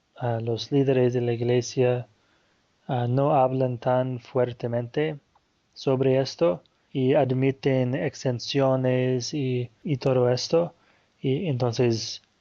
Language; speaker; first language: Spanish; non-native, fluent; Portuguese